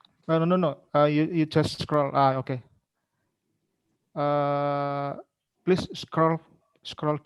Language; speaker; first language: English; non-native, learner; Indonesian